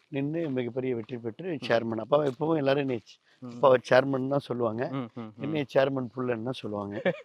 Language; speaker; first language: Tamil; native; Tamil